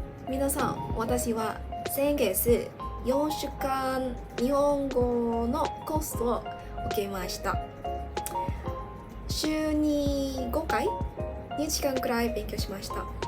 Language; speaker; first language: Japanese; non-native, learner; Malay